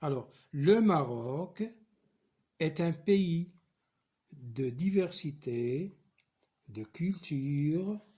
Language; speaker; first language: French; non-native, local second language; Arabic